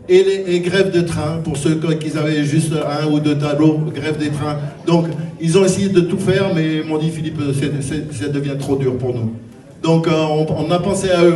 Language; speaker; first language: French; native; French